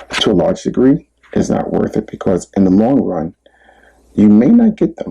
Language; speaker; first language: English; native; English